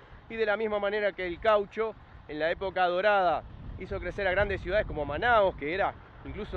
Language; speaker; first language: Spanish; native; Spanish